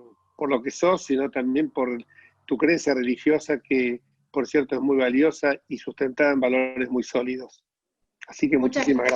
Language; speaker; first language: Spanish; native; Spanish